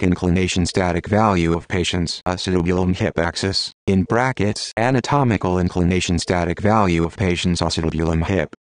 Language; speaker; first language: English; non-native, fluent; Greek